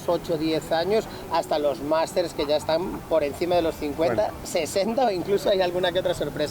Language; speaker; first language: Spanish; native; Spanish